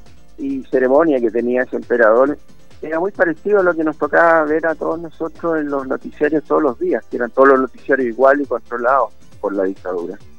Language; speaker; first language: Spanish; native; Spanish